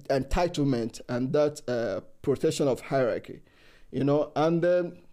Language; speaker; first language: English; non-native, local second language; Igbo